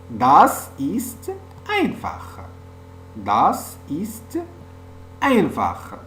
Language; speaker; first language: German; non-native, fluent; French